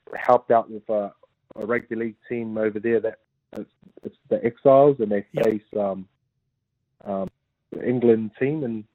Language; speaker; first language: English; native; English